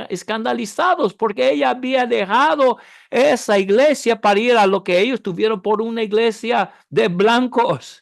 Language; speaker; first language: Spanish; non-native, fluent; English